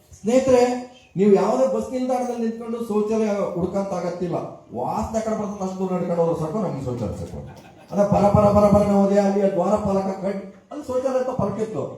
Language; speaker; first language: Kannada; native; Kannada